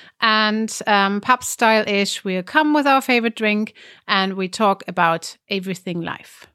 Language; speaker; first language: English; non-native, fluent; German